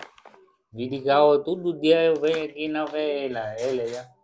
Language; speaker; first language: Portuguese; non-native, learner; Vietnamese